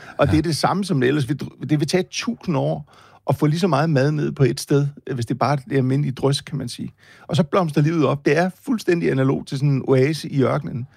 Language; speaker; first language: Danish; native; Danish